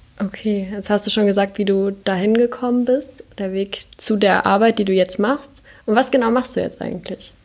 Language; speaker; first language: German; native; German